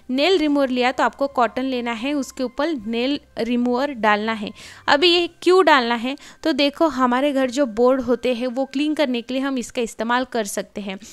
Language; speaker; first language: Hindi; non-native, local second language; Marathi